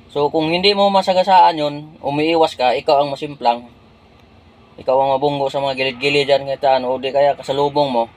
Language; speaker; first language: Filipino; non-native, local second language; Cebuano